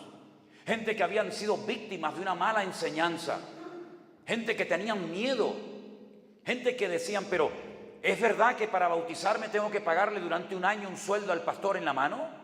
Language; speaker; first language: Spanish; native; Spanish